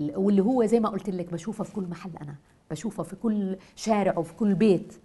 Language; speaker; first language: Arabic; native; Arabic